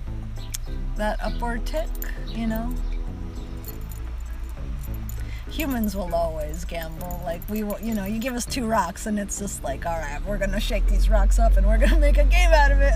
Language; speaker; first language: English; early bilingual, other home language; Spanish